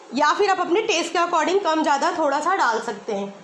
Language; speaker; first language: Hindi; native; Hindi